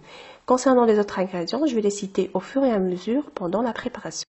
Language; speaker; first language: French; non-native, local second language; Arabic